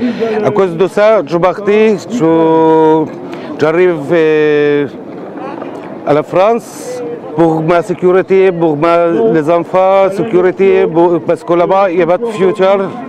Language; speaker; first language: French; non-native, learner; Arabic